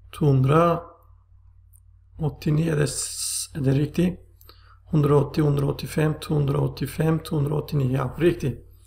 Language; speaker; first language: Swedish; non-native, fluent; Turkish